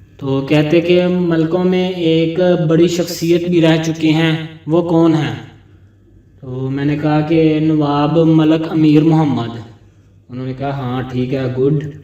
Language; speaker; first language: Urdu; non-native, local second language; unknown